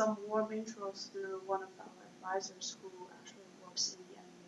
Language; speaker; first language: English; non-native, fluent; Chinese